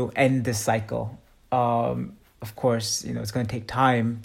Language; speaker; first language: English; non-native, local second language; Hindi